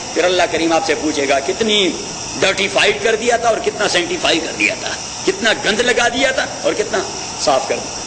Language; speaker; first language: Urdu; non-native, local second language; Pashto